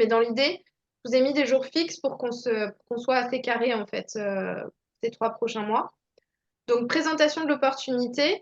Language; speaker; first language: French; native; French